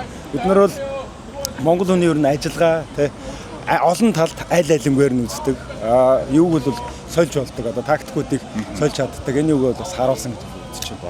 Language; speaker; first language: Mongolian; native; Mongolian